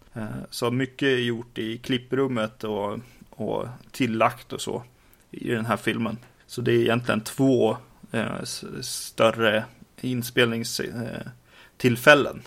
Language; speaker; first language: Swedish; native; Swedish